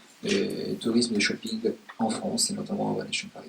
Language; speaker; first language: French; native; French